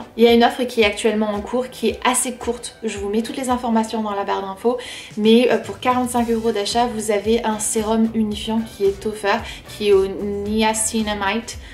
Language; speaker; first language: French; native; French